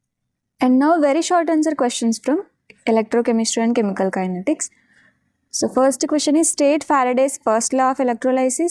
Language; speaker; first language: English; non-native, local second language; Telugu